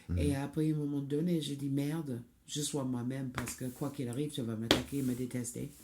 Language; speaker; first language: French; non-native, fluent; English